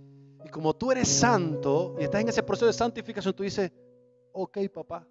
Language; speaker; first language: Spanish; native; Spanish